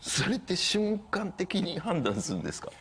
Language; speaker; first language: Japanese; native; Japanese